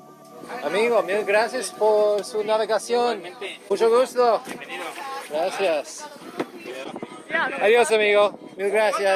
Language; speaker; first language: Spanish; non-native, learner; English